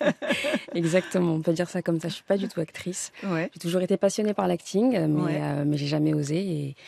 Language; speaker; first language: French; native; French